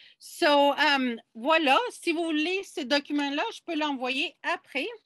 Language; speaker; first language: French; non-native, fluent; English